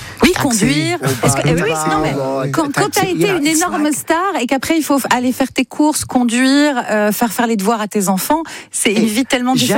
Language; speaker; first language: French; native; French